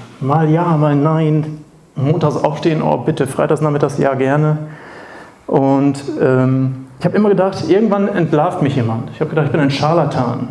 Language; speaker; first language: German; native; German